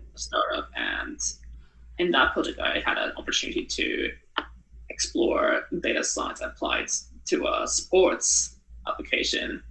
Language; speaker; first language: English; non-native, fluent; Japanese